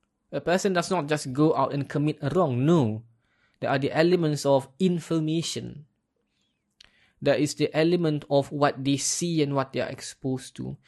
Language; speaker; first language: English; non-native, local second language; Malay